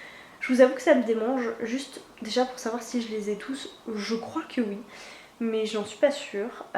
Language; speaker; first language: French; native; French